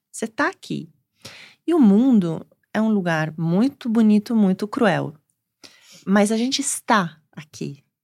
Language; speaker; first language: Portuguese; non-native, fluent; Spanish